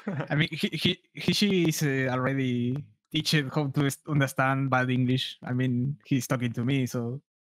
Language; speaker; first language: English; non-native, learner; Spanish